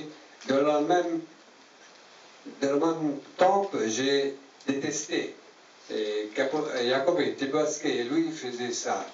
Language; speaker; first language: French; non-native, learner; Italian